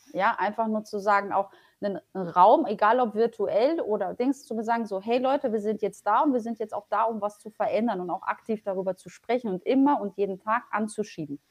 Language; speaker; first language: German; early bilingual, other home language; Polish